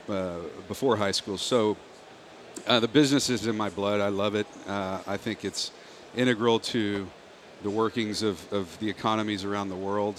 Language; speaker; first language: English; native; English